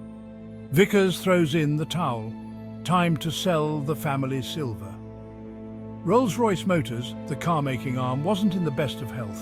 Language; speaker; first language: English; native; English